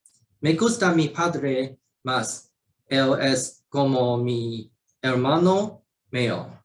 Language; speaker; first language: Spanish; non-native, learner; Chinese